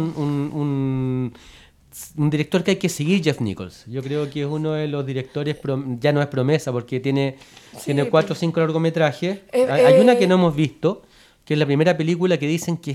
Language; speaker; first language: Spanish; native; Spanish